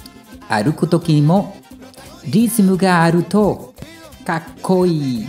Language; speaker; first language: Japanese; non-native, fluent; Spanish